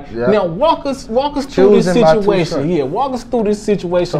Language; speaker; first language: English; native; English